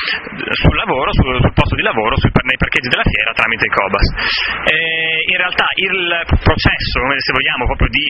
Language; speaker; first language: Italian; native; Italian